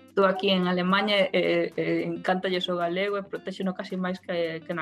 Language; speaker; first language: Galician; non-native, local second language; Spanish